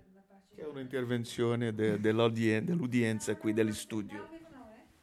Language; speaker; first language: Italian; non-native, fluent; Portuguese